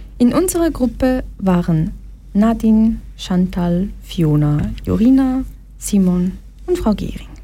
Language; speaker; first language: German; early bilingual, other home language; Portuguese